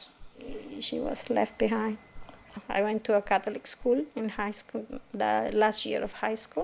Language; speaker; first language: English; non-native, fluent; Spanish